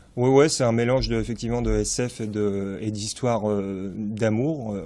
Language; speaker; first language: French; native; French